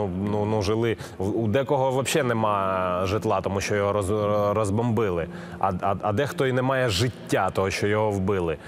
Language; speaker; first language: Ukrainian; non-native, local second language; Russian